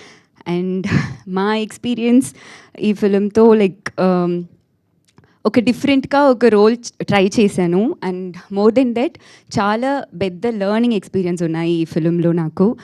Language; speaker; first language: Telugu; non-native, learner; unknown